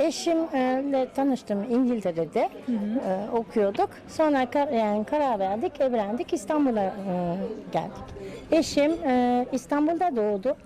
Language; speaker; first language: Turkish; non-native, fluent; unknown